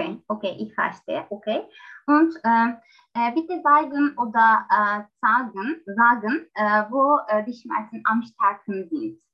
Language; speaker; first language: German; non-native, learner; Turkish